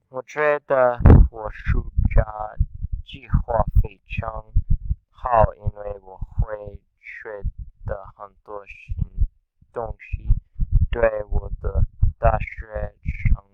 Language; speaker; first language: Chinese; non-native, learner; English